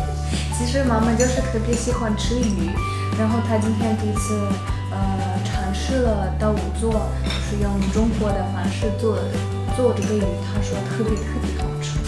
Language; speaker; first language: Chinese; non-native, fluent; Russian